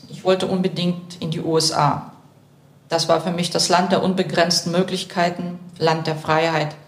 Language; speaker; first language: German; early bilingual, other home language; Russian